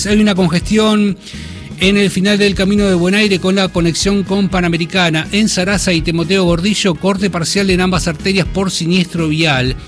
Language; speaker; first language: Spanish; native; Spanish